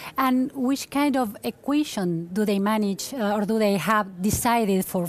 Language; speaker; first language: English; non-native, fluent; Spanish